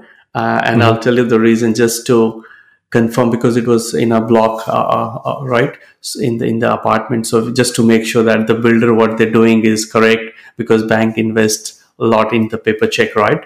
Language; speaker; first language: English; non-native, local second language; Hindi